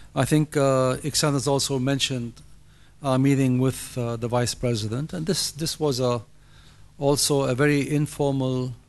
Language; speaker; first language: English; non-native, fluent; Arabic